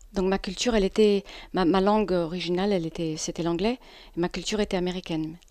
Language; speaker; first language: French; non-native, fluent; English